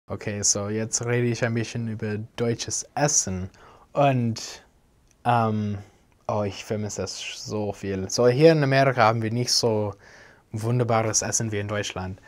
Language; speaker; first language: German; non-native, fluent; English